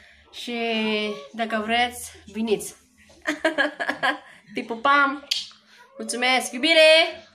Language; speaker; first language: Romanian; non-native, learner; Filipino